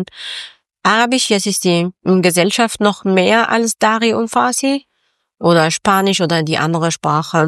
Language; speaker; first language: German; non-native, learner; Persian